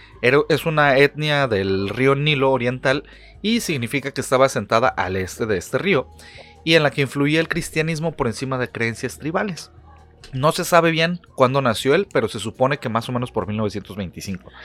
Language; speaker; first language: Spanish; native; Spanish